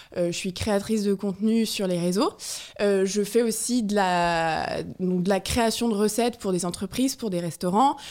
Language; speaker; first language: French; native; French